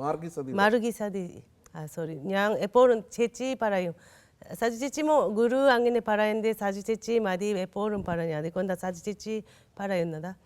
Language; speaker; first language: Malayalam; non-native, learner; Japanese